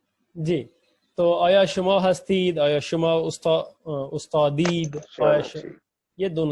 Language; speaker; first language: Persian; non-native, fluent; Urdu